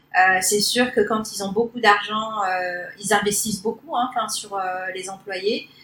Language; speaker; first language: French; early bilingual, other home language; Cantonese